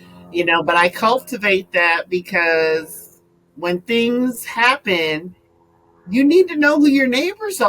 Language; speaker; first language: English; native; English